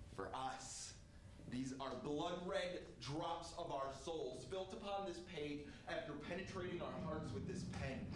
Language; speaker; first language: English; native; English